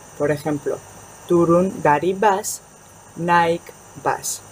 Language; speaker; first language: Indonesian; non-native, fluent; Spanish